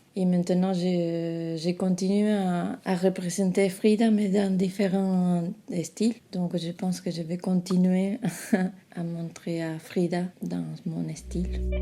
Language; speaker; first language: French; non-native, fluent; Spanish